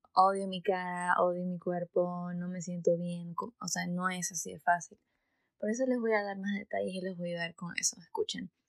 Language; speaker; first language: Spanish; early bilingual, heritage; Spanish